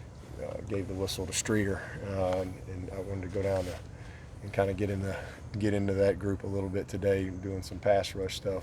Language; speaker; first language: English; native; English